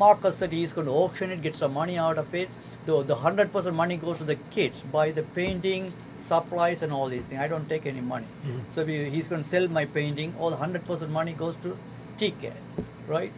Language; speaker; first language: English; non-native, local second language; Tamil